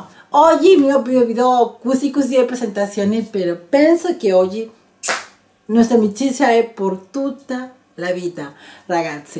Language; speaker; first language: Italian; non-native, learner; Spanish